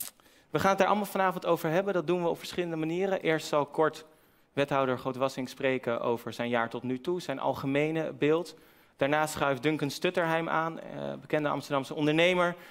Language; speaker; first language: Dutch; native; Dutch